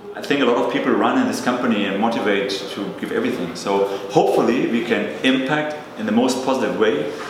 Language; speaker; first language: English; non-native, fluent; German